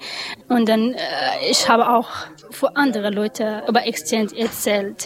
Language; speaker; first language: German; non-native, learner; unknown